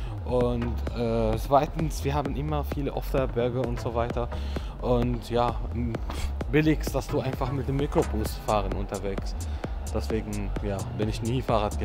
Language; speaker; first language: German; non-native, fluent; Arabic